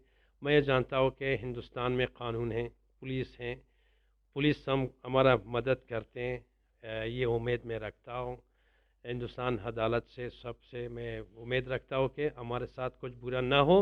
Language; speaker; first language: Hindi; non-native, learner; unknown